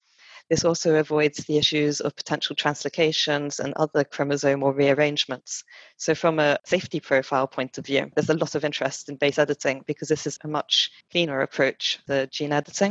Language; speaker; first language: English; non-native, fluent; French